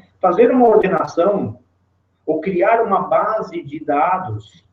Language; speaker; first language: Portuguese; native; Portuguese